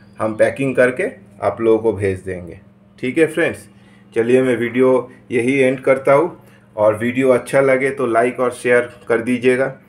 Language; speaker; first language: Hindi; non-native, local second language; Bangla